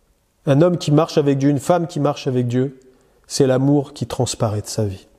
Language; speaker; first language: French; native; French